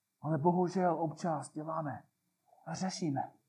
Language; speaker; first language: Czech; non-native, fluent; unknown